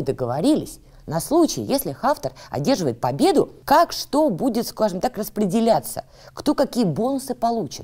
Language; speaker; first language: Russian; native; Russian